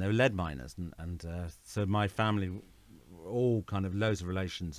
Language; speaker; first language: English; native; English